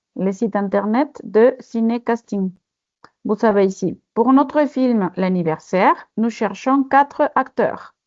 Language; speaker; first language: French; non-native, fluent; Spanish